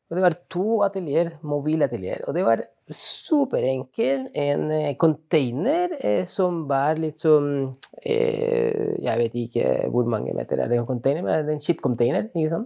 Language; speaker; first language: Norwegian; non-native, fluent; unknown